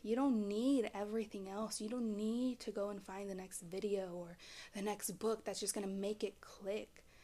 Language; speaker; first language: English; early bilingual, other home language; Spanish